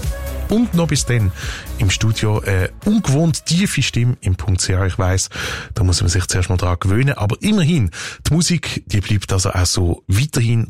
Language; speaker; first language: German; native; German